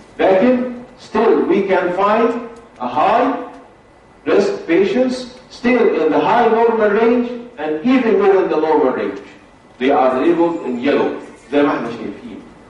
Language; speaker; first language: English; non-native, fluent; Arabic